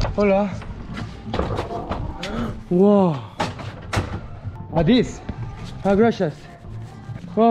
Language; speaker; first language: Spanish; non-native, learner; Korean